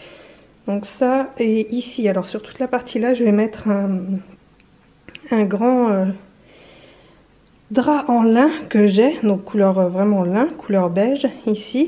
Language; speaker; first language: French; native; French